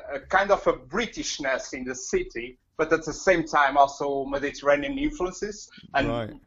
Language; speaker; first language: English; non-native, fluent; Portuguese